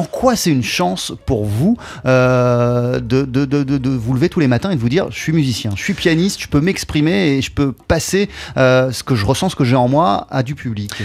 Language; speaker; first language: French; native; French